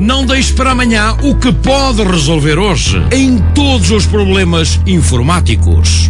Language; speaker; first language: Portuguese; native; Portuguese